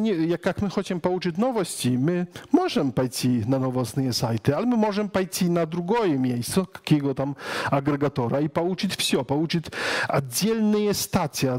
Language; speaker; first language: Russian; non-native, learner; Polish